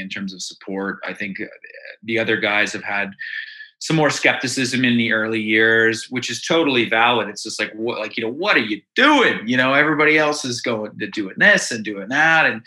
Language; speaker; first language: English; native; English